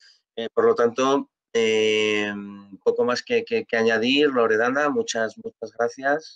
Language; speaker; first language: Spanish; native; Spanish